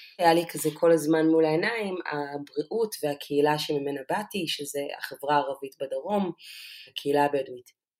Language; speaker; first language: Hebrew; non-native, local second language; Arabic